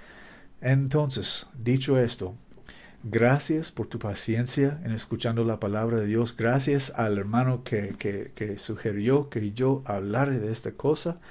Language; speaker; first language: Spanish; non-native, learner; English